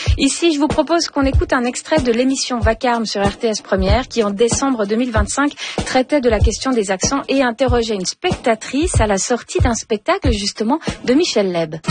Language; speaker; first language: French; native; French